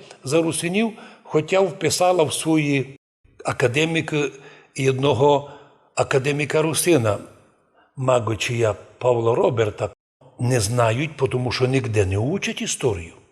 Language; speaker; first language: Ukrainian; non-native, local second language; Rusyn